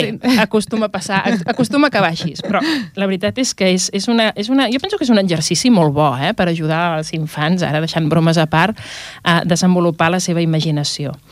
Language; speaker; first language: Catalan; native; Catalan